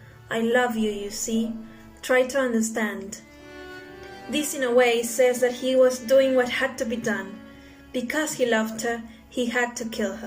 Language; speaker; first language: English; non-native, fluent; Spanish